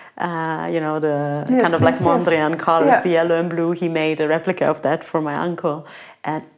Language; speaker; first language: English; non-native, fluent; Italian